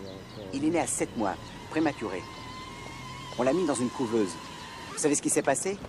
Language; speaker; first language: French; native; French